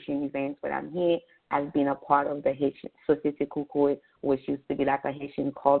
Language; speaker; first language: English; non-native, fluent; Haitian Creole